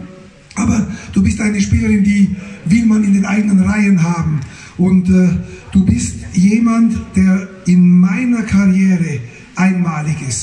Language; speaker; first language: German; native; German